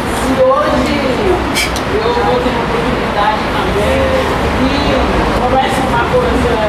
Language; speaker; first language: Portuguese; non-native, learner; Haitian Creole